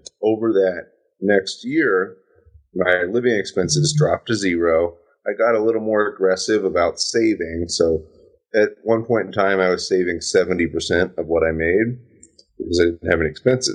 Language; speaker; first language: English; native; English